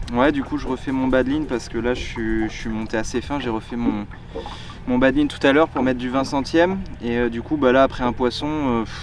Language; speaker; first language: French; native; French